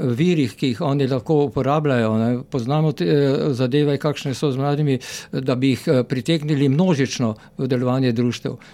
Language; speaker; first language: Slovenian; native; Slovenian